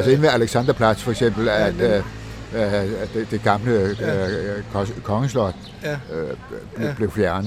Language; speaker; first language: Danish; native; Danish